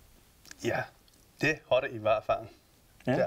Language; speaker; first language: Danish; non-native, fluent; Persian